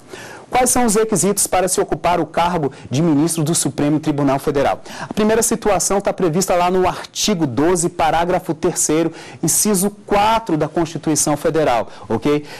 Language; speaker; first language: Portuguese; native; Portuguese